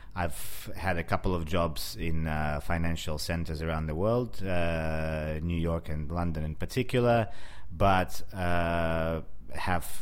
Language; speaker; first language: English; non-native, fluent; Russian